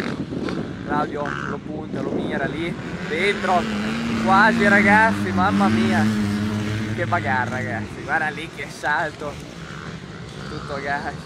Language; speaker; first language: Italian; native; Italian